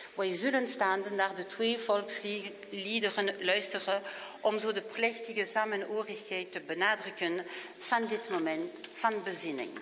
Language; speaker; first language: Dutch; non-native, local second language; French